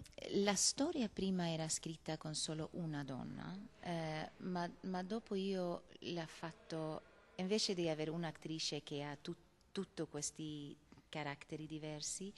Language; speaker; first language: Italian; non-native, fluent; Swedish